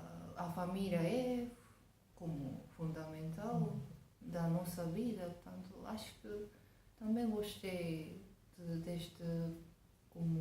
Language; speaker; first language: Portuguese; non-native, fluent; Japanese